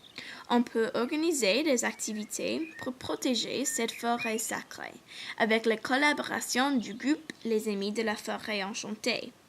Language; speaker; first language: French; non-native, learner; English